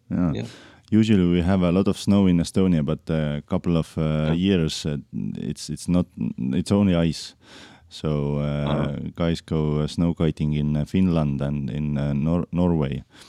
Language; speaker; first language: English; non-native, fluent; Estonian